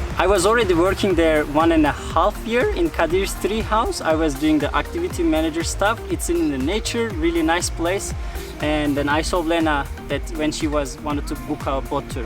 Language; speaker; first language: English; non-native, fluent; Turkish